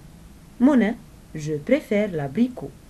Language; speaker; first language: French; non-native, fluent; Arabic